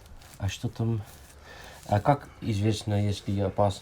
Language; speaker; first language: Russian; non-native, fluent; Dutch